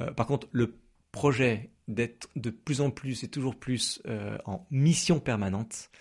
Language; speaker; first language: French; native; French